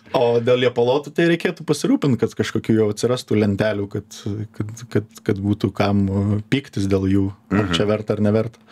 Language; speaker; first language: Lithuanian; native; Lithuanian